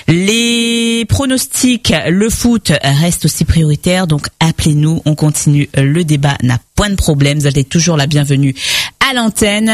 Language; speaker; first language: French; native; French